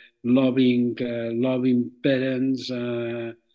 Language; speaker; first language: English; non-native, fluent; Catalan